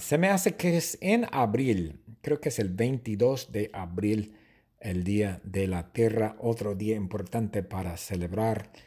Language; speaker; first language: Spanish; non-native, fluent; English